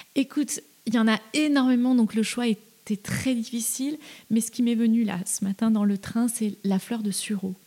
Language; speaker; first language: French; native; French